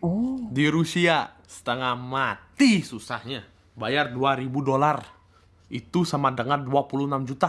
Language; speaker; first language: Indonesian; early bilingual, other home language; Russian